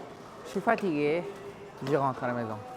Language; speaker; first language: French; non-native, fluent; Japanese